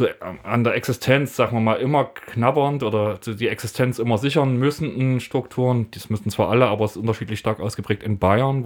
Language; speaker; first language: German; native; German